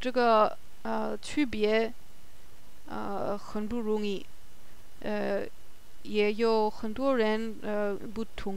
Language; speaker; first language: Chinese; non-native, learner; German